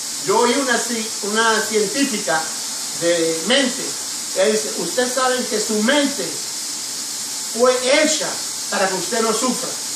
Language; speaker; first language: Spanish; early bilingual, heritage; Spanish